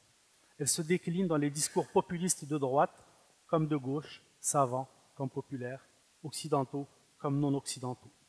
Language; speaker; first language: French; non-native, fluent; Arabic